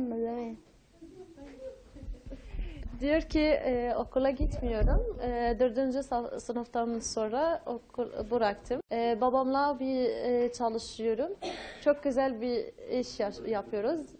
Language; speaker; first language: Turkish; non-native, learner; Arabic